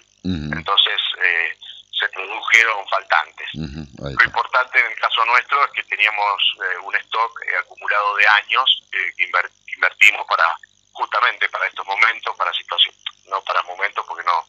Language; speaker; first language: Spanish; native; Spanish